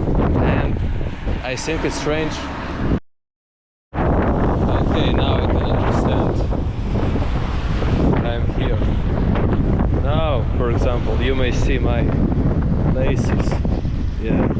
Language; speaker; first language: English; non-native, fluent; Russian